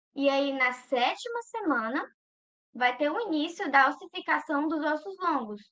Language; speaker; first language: Portuguese; native; Portuguese